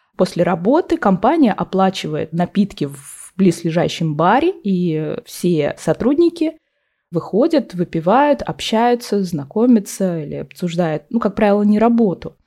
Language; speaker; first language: Russian; native; Russian